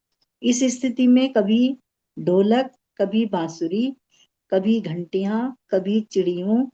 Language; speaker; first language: Hindi; native; Hindi